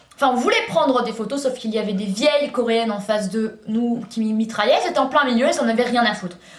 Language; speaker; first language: French; native; French